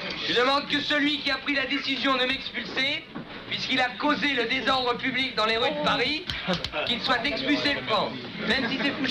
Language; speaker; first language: French; early bilingual, other home language; German